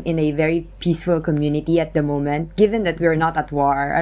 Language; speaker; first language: English; non-native, local second language; Filipino